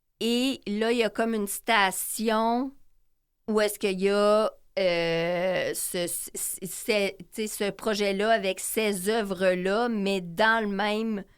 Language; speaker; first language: French; native; French